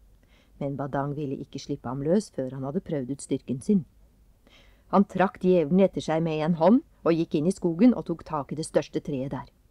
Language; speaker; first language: Norwegian; native; Norwegian